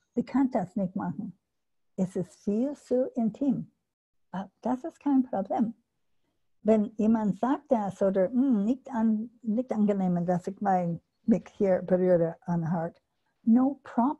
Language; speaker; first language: German; non-native, learner; English